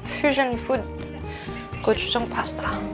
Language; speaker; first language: Korean; non-native, fluent; French